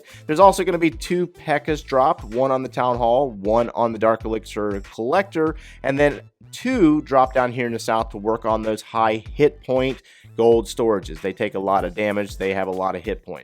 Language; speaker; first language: English; native; English